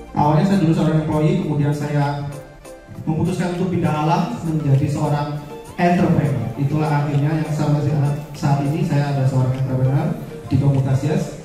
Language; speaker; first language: Indonesian; native; Indonesian